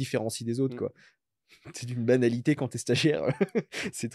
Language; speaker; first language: French; native; French